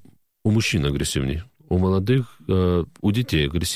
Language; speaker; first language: Russian; native; Russian